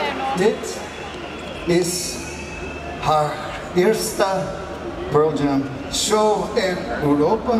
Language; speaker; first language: Dutch; non-native, learner; English